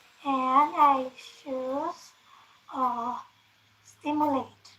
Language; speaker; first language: English; non-native, learner; Thai